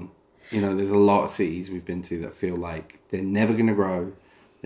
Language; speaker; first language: English; native; English